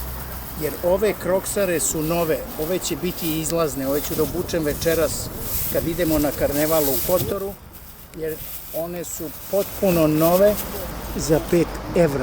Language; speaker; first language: Bosnian; native; Bosnian